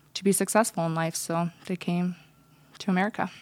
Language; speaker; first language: English; early bilingual, other home language; Russian